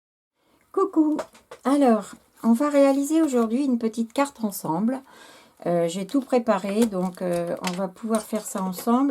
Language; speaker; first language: French; native; French